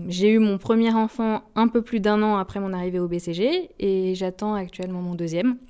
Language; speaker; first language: French; native; French